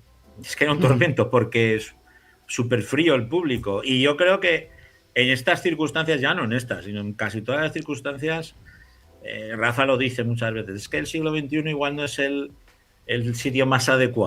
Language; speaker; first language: Spanish; native; Spanish